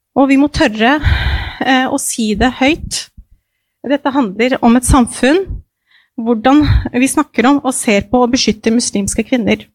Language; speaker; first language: Norwegian; non-native, fluent; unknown